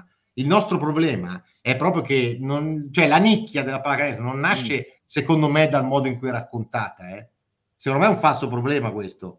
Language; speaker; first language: Italian; native; Italian